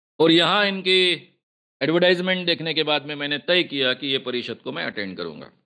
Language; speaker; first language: Hindi; non-native, local second language; Marathi